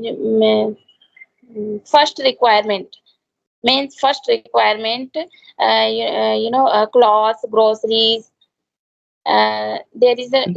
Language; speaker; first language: English; non-native, learner; Hindi